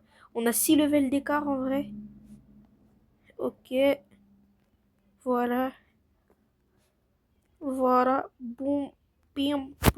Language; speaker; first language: French; native; French